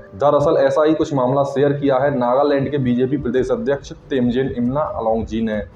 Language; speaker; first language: Hindi; native; Hindi